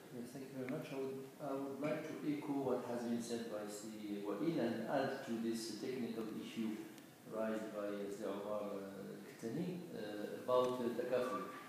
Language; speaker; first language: English; non-native, fluent; Arabic